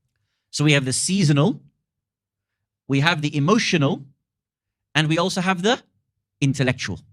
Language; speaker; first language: English; native; English